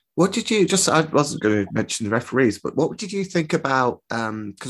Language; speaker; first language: English; native; English